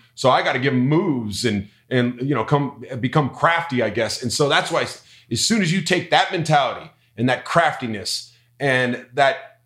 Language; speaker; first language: English; native; English